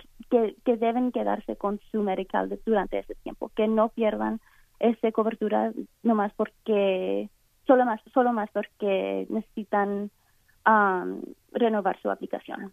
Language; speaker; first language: Spanish; early bilingual, heritage; Spanish